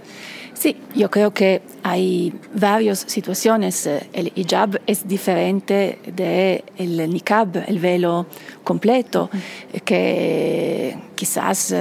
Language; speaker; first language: Spanish; non-native, fluent; Italian